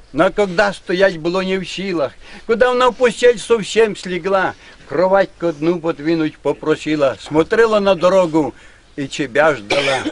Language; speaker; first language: Russian; non-native, local second language; Ukrainian